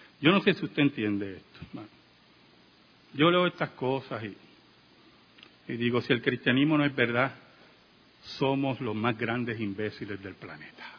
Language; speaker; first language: Spanish; native; Spanish